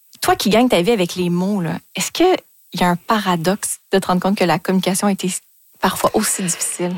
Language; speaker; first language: French; native; French